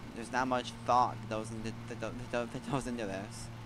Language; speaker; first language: English; native; English